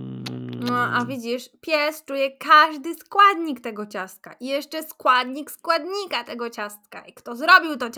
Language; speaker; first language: Polish; native; Polish